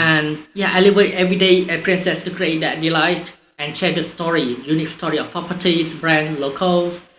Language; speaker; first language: English; non-native, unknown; Thai